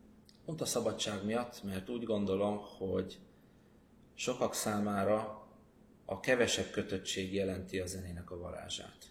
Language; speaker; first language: Hungarian; native; Hungarian